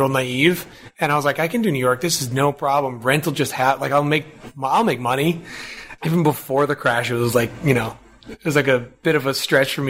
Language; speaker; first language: English; native; English